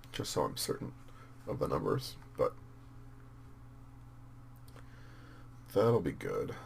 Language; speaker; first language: English; native; English